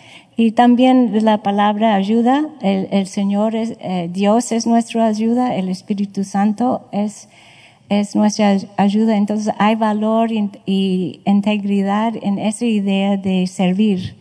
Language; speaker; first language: Spanish; non-native, fluent; English